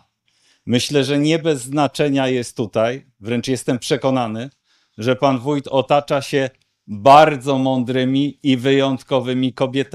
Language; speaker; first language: Polish; native; Polish